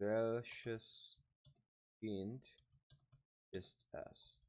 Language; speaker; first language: German; non-native, learner; English